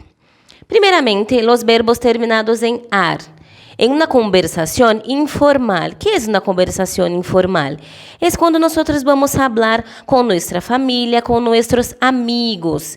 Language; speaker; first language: Spanish; non-native, fluent; Portuguese